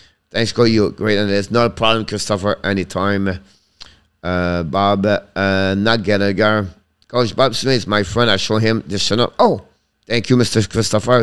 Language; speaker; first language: English; non-native, fluent; French